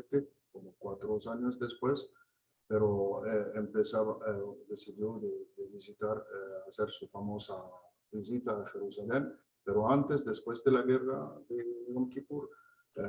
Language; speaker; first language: Spanish; non-native, fluent; Arabic